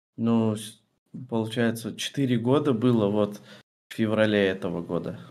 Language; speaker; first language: Russian; native; Russian